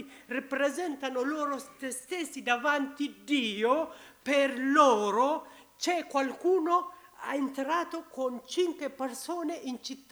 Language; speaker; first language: Italian; non-native, learner; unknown